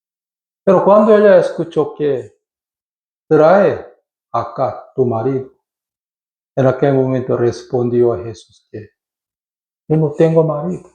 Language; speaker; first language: Spanish; non-native, learner; Korean